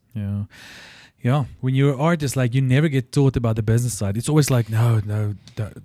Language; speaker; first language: English; non-native, local second language; Afrikaans